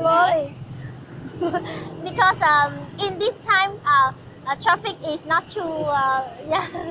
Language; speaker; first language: English; non-native, learner; Vietnamese